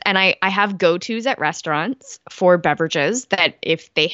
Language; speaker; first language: English; native; English